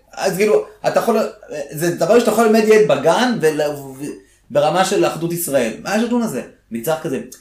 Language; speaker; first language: Hebrew; early bilingual, other home language; Russian